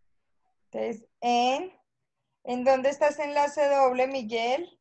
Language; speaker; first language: Spanish; native; Spanish